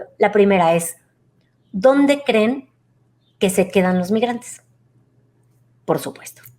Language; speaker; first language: Spanish; native; Spanish